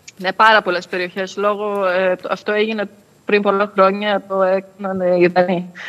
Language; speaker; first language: Greek; native; Greek